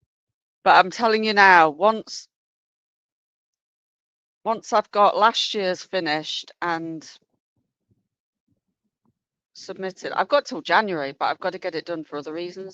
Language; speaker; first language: English; native; English